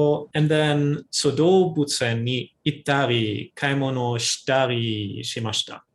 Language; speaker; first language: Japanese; non-native, fluent; English